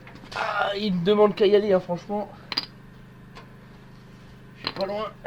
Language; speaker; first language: French; native; French